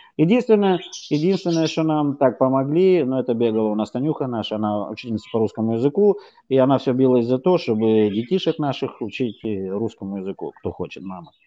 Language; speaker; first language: Russian; native; Russian